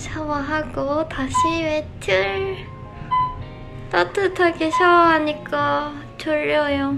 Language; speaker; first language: Korean; non-native, fluent; Japanese